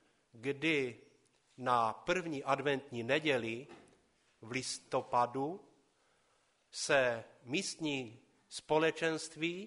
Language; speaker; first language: Czech; non-native, local second language; Polish